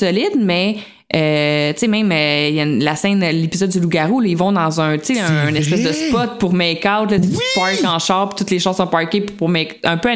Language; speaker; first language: French; native; French